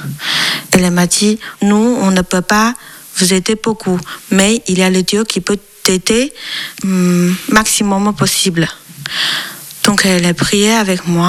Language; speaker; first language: French; non-native, learner; Chinese